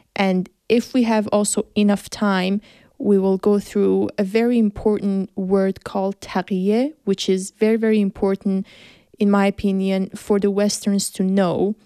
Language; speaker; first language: English; non-native, fluent; Persian